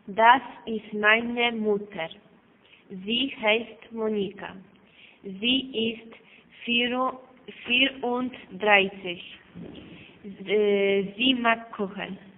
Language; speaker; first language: German; non-native, learner; Polish